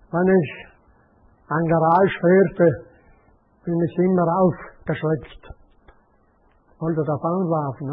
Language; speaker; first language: German; native; German